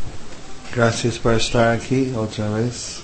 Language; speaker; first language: Spanish; non-native, fluent; English